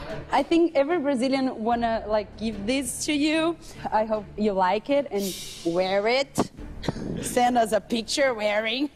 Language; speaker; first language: English; non-native, learner; Portuguese